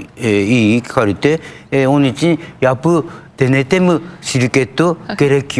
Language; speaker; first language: Turkish; non-native, learner; Japanese